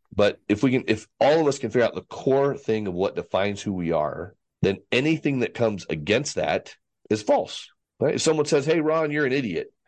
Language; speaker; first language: English; native; English